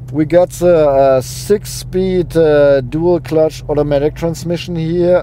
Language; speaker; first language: English; non-native, fluent; German